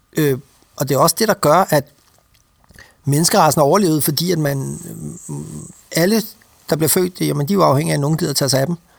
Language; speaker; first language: Danish; native; Danish